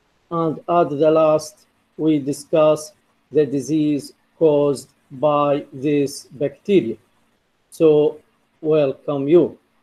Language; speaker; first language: English; non-native, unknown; Arabic